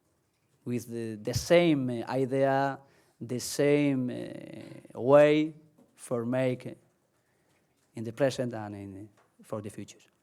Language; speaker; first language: English; non-native, learner; Spanish